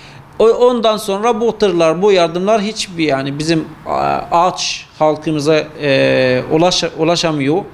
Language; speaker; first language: Turkish; non-native, fluent; Arabic